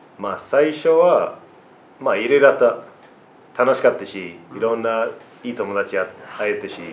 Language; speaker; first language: Japanese; non-native, fluent; English